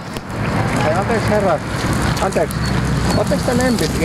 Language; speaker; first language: Finnish; native; Finnish